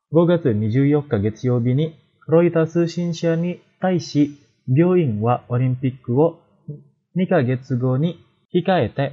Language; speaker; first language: Japanese; non-native, fluent; Indonesian